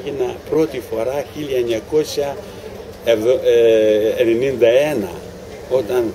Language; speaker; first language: Greek; non-native, learner; Ukrainian